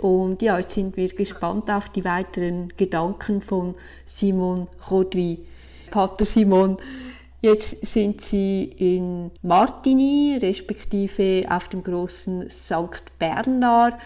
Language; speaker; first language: German; native; German